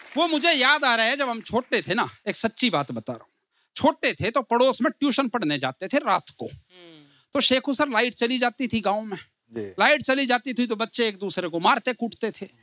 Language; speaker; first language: Hindi; native; Hindi